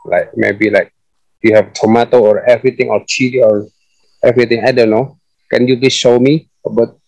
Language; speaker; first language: English; non-native, fluent; Indonesian